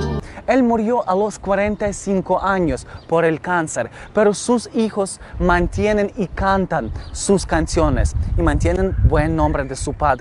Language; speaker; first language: Spanish; non-native, fluent; Ukrainian